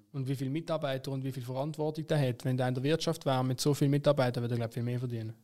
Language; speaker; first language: German; native; German